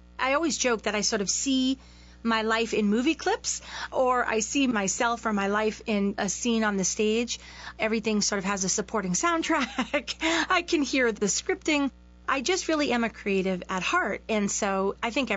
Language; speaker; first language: English; native; English